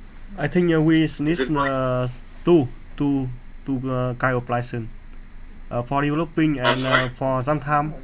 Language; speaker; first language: English; non-native, learner; Vietnamese